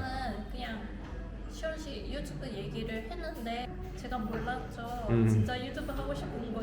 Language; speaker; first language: Korean; non-native, fluent; Vietnamese